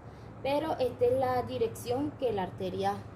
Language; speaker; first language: Spanish; native; Spanish